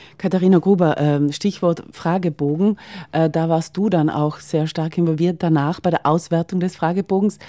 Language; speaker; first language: German; native; German